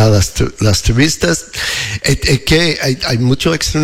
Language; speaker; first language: Spanish; non-native, learner; English